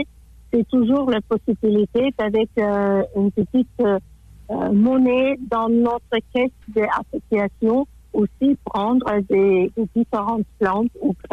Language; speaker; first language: French; non-native, fluent; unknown